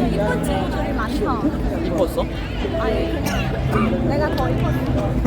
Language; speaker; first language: Korean; non-native, fluent; Vietnamese